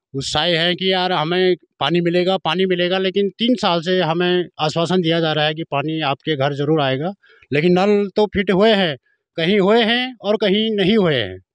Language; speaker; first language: Hindi; native; Hindi